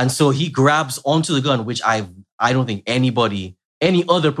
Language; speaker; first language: English; native; English